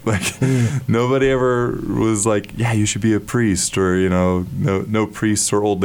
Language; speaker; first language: English; native; English